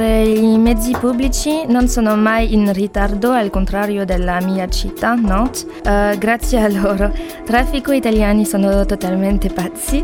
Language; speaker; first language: Italian; non-native, learner; French